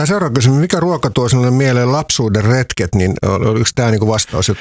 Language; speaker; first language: Finnish; native; Finnish